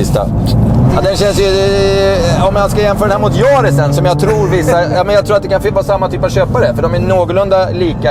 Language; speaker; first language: Swedish; native; Swedish